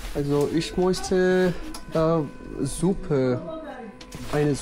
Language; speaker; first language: German; non-native, learner; Bangla